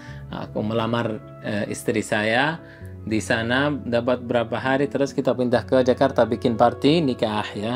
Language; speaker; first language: Indonesian; non-native, fluent; Arabic